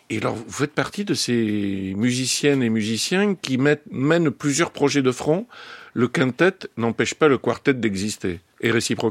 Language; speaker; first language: French; native; French